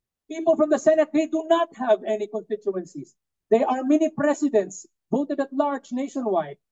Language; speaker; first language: English; non-native, local second language; Cebuano